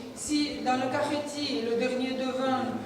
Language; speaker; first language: French; non-native, fluent; Georgian